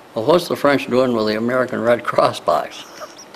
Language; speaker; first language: English; native; English